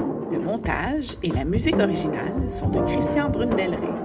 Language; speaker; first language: French; native; French